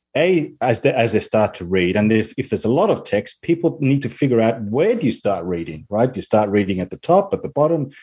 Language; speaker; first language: English; non-native, fluent; Spanish